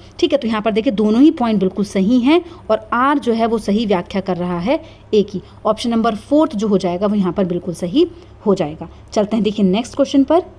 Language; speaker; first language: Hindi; native; Hindi